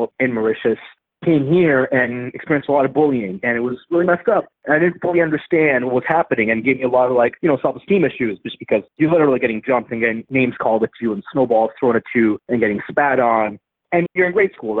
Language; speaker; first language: English; native; English